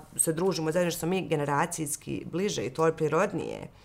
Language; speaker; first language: Bosnian; native; Bosnian